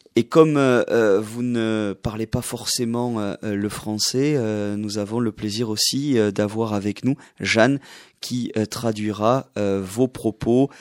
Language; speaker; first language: French; native; French